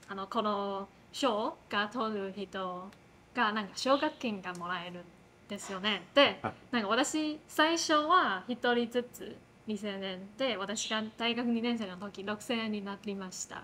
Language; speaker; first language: Japanese; non-native, fluent; Chinese